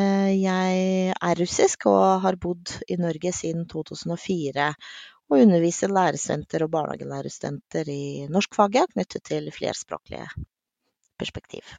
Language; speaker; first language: Norwegian; non-native, fluent; Russian